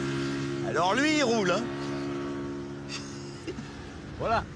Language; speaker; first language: French; native; French